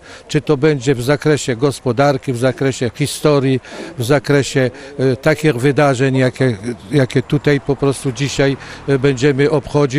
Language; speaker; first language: Polish; early bilingual, heritage; Polish